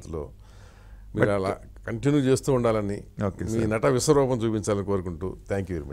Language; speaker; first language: Telugu; native; Telugu